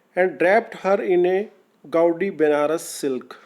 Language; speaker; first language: English; non-native, local second language; Punjabi